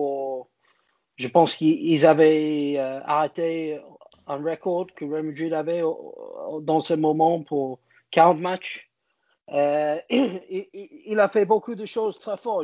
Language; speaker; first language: French; non-native, learner; English